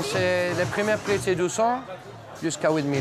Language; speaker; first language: French; non-native, learner; Spanish